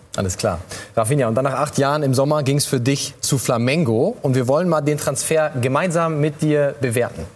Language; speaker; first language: German; native; German